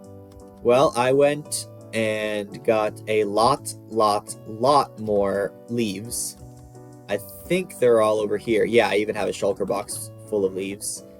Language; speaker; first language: English; native; English